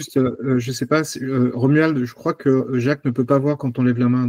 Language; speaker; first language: French; native; French